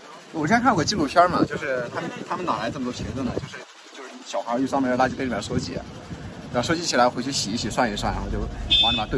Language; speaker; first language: Chinese; native; Chinese